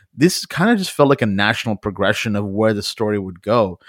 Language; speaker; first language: English; early bilingual, other home language; Urdu